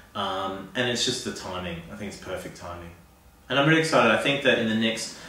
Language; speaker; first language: English; native; English